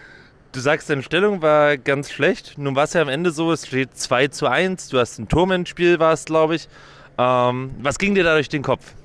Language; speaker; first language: German; native; German